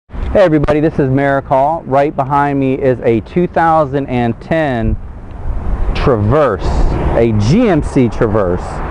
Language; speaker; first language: English; native; English